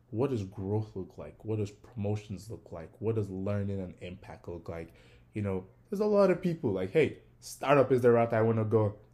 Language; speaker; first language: English; non-native, local second language; Yoruba